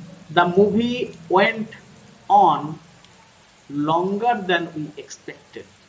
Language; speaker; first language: English; non-native, local second language; Bangla